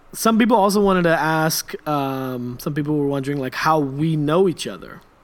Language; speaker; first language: English; native; English